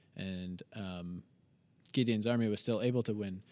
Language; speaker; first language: English; native; English